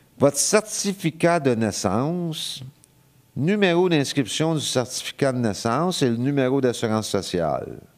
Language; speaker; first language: French; native; French